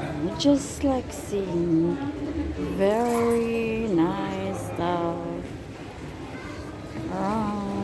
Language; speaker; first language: English; non-native, fluent; Filipino